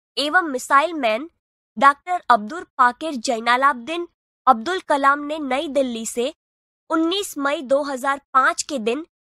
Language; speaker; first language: Hindi; non-native, local second language; Gujarati